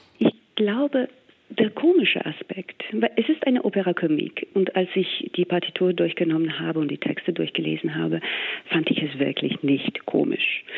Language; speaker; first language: German; non-native, fluent; English